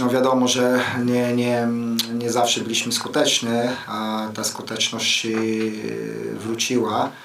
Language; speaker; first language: Polish; non-native, fluent; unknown